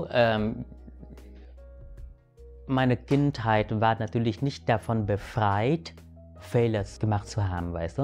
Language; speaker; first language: German; early bilingual, other home language; Vietnamese